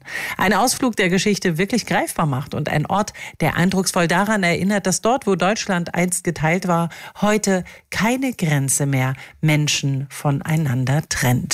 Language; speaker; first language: German; native; German